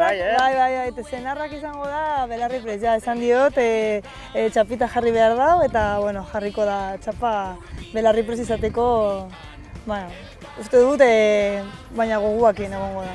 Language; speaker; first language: Basque; non-native, local second language; Spanish